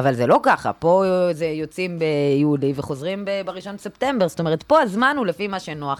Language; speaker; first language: Hebrew; native; Hebrew